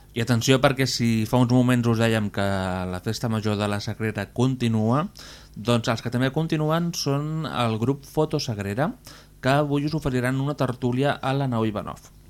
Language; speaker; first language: Catalan; native; Catalan